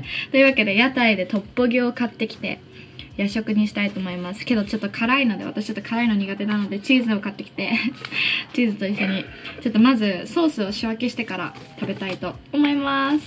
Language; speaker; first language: Japanese; early bilingual, heritage; Japanese